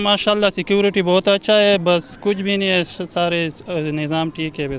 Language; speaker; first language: Hindi; non-native, local second language; Pashto